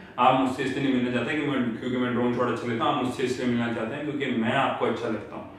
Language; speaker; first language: Urdu; native; Urdu